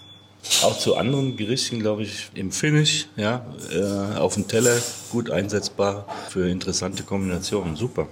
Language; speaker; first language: German; native; German